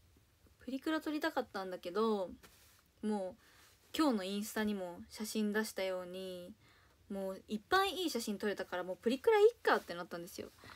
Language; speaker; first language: Japanese; native; Japanese